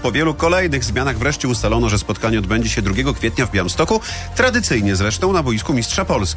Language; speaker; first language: Polish; native; Polish